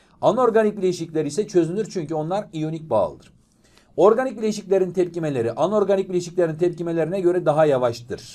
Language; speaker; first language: Turkish; native; Turkish